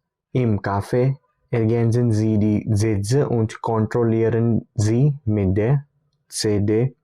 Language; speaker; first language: German; non-native, fluent; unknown